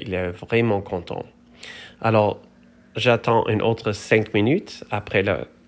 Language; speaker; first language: French; non-native, fluent; English